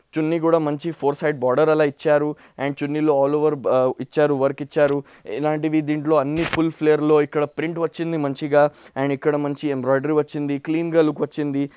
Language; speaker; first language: Telugu; non-native, local second language; Hindi